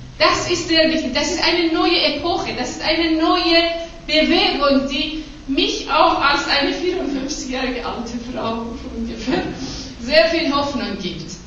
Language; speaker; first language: German; non-native, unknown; Persian